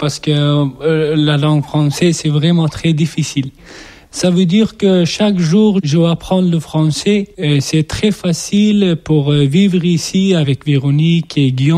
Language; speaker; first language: French; non-native, learner; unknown